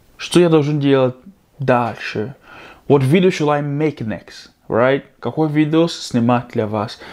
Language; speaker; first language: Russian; non-native, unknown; English